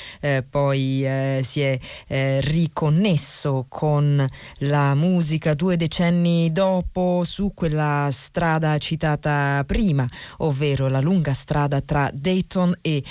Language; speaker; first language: Italian; native; Italian